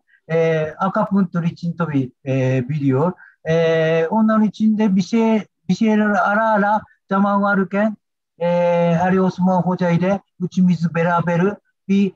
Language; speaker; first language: Turkish; non-native, learner; Japanese